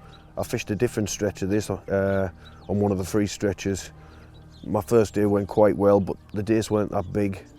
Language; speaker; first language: English; native; English